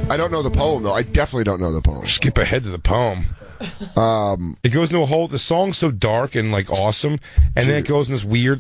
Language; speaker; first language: English; native; English